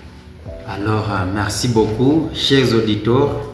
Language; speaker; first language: French; non-native, learner; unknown